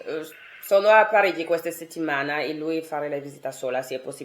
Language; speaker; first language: Italian; non-native, learner; French